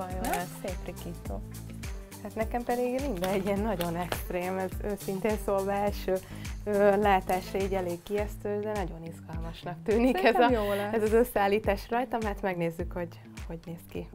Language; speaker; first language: Hungarian; native; Hungarian